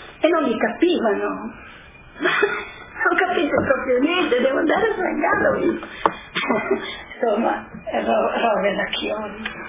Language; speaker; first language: Italian; native; Italian